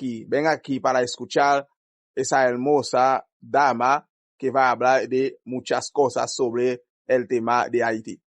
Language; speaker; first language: Spanish; non-native, fluent; Haitian Creole